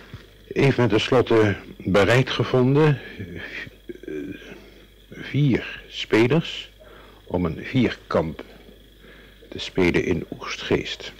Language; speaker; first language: Dutch; native; Dutch